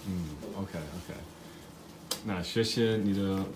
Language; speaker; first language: Chinese; non-native, learner; English